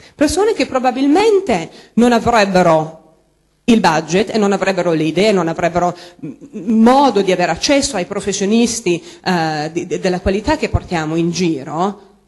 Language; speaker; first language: Italian; non-native, fluent; English